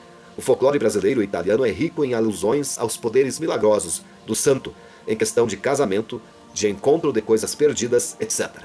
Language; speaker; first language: Portuguese; native; Portuguese